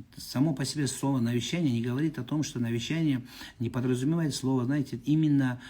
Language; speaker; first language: Russian; non-native, local second language; Kazakh